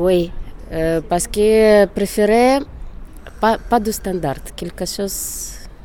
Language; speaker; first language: French; non-native, learner; Ukrainian